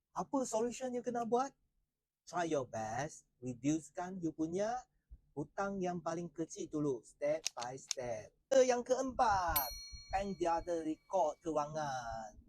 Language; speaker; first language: Malay; non-native, local second language; Chinese